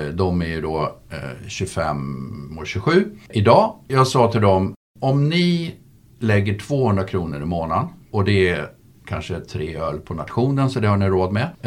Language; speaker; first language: Swedish; native; Swedish